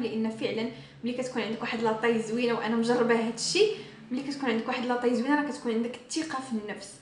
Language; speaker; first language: Arabic; native; Arabic